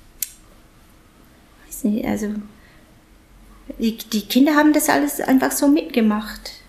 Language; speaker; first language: German; non-native, fluent; English